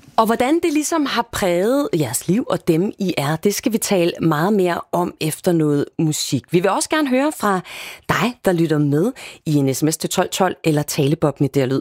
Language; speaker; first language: Danish; native; Danish